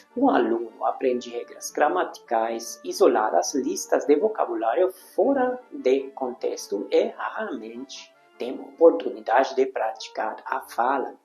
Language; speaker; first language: Portuguese; non-native, fluent; Hungarian